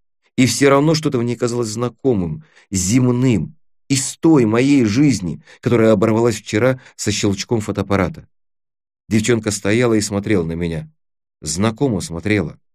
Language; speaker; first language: Russian; native; Russian